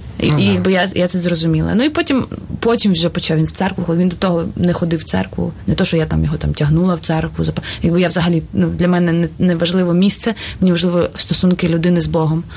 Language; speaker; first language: Ukrainian; non-native, local second language; Russian